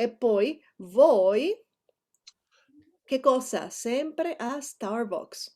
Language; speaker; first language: Italian; non-native, fluent; Spanish